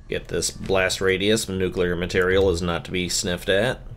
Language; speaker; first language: English; native; English